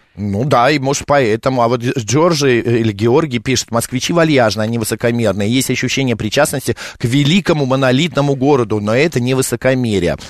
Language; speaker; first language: Russian; native; Russian